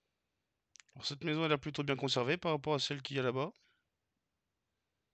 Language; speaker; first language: French; native; French